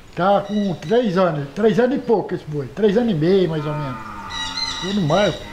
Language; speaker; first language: Portuguese; native; Portuguese